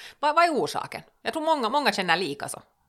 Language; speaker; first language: Swedish; native; Swedish